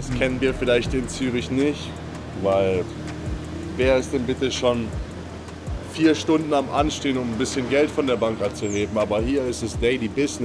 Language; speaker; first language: German; native; German